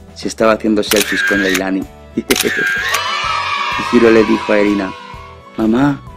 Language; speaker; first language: Spanish; native; Spanish